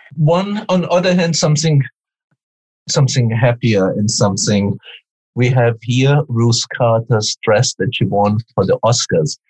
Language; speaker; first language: English; non-native, fluent; Portuguese